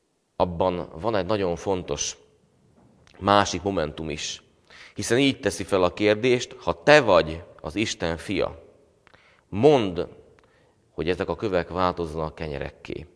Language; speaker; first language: Hungarian; native; Hungarian